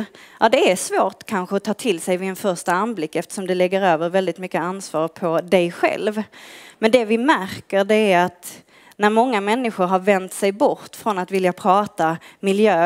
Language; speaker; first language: Swedish; native; Swedish